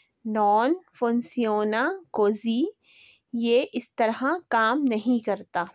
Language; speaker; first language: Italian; non-native, fluent; Urdu